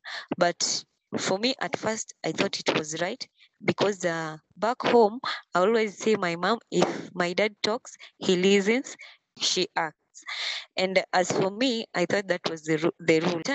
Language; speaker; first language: English; non-native, local second language; Luo (Kenya and Tanzania)